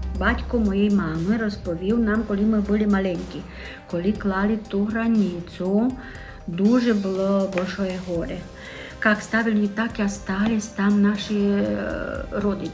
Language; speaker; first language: Ukrainian; non-native, local second language; Romanian